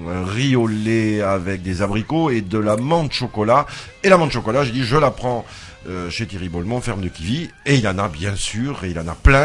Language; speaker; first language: French; native; French